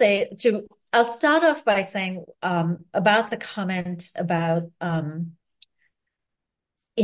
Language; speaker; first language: English; non-native, local second language; Sinhala